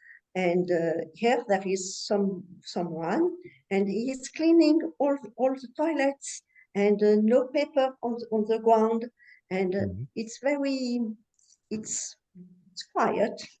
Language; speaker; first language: English; non-native, learner; French